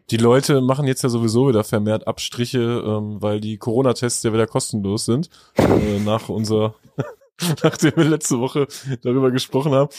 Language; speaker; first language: German; native; German